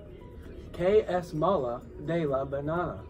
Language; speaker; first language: Spanish; non-native, learner; English